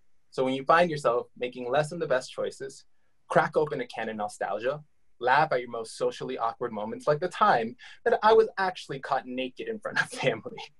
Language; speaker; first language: English; native; English